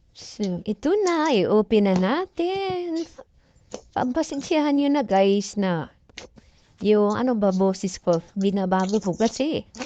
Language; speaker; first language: Filipino; non-native, local second language; Cebuano